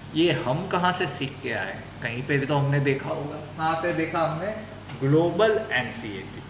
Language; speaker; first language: Hindi; non-native, local second language; Gujarati